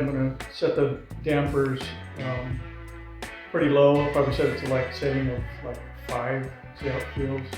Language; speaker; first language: English; native; English